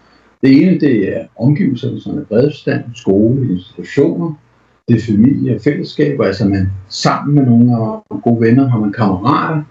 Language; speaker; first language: Danish; native; Danish